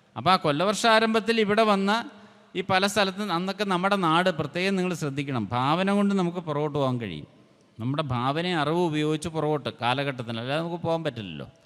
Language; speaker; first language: Malayalam; native; Malayalam